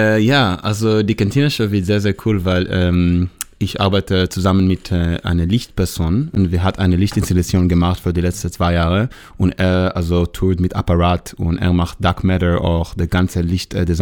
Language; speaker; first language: German; non-native, learner; Hebrew